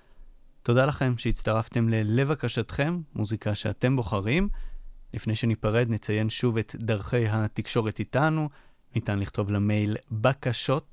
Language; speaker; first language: Hebrew; native; Hebrew